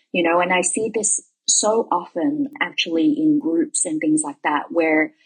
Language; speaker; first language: English; native; English